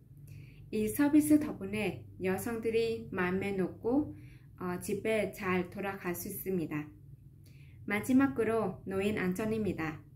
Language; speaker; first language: Korean; non-native, fluent; Vietnamese